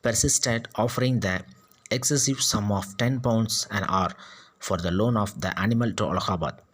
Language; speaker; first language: English; non-native, local second language; Tamil